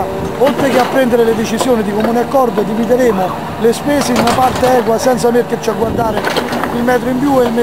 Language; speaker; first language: Italian; native; Italian